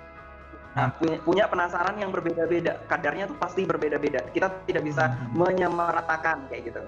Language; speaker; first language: Indonesian; non-native, local second language; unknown